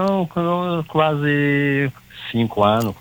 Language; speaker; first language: Portuguese; non-native, local second language; Kabuverdianu